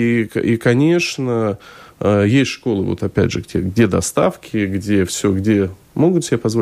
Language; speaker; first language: Russian; native; Russian